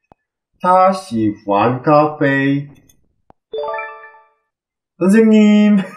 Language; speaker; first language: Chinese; non-native, learner; Korean